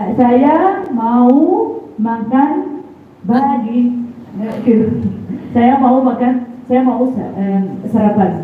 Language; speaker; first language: Indonesian; non-native, learner; Arabic